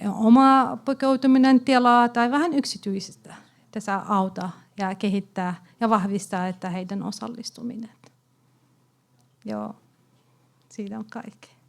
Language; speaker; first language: Finnish; non-native, learner; Arabic